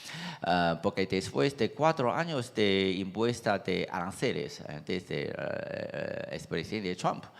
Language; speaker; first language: Spanish; non-native, fluent; Chinese